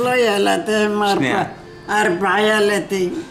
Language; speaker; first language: Hebrew; non-native, learner; Arabic